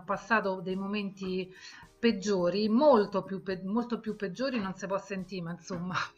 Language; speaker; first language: Italian; native; Italian